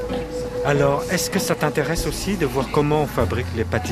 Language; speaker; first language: French; native; French